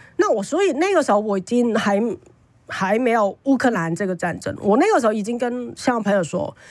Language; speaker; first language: Chinese; non-native, fluent; Cantonese